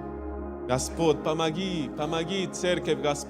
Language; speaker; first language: Russian; non-native, learner; Spanish